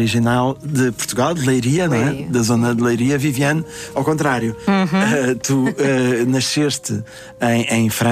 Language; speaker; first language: Portuguese; native; Portuguese